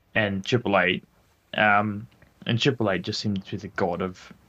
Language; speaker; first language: English; native; English